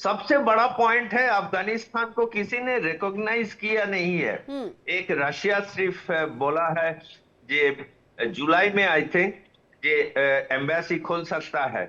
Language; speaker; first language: Hindi; non-native, local second language; Bangla